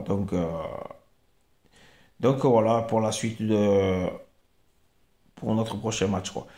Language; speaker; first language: French; native; French